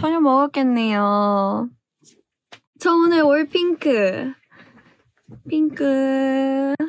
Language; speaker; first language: Korean; early bilingual, heritage; English